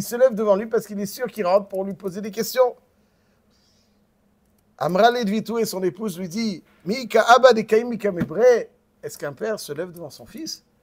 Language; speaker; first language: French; native; French